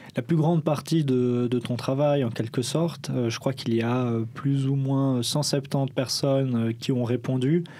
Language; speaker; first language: French; native; French